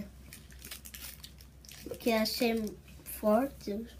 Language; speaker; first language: Portuguese; early bilingual, heritage; Portuguese